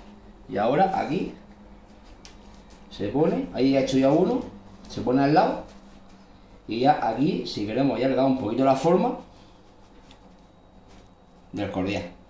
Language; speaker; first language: Spanish; native; Spanish